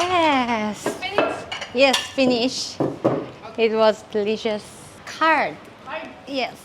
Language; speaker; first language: English; non-native, learner; Korean